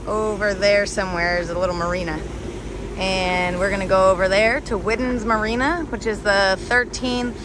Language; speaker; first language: English; native; English